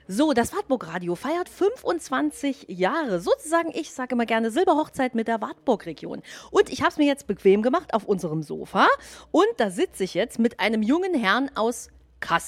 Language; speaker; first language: German; native; German